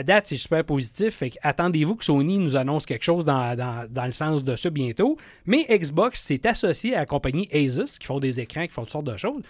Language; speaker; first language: French; native; French